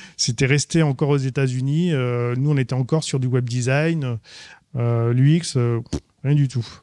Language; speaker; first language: French; native; French